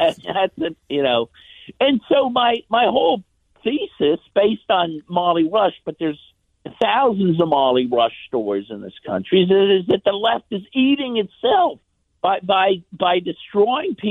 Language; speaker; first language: English; native; English